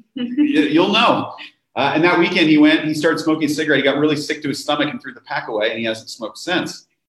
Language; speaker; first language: English; native; English